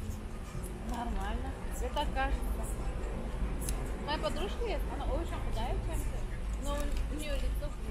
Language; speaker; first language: Russian; non-native, local second language; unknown